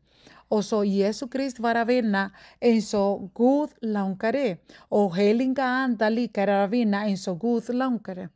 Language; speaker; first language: Icelandic; non-native, learner; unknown